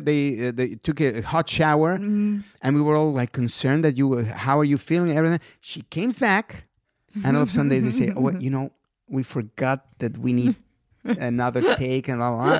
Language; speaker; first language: English; non-native, fluent; Spanish